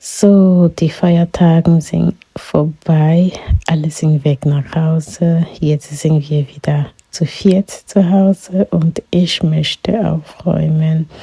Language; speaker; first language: German; non-native, fluent; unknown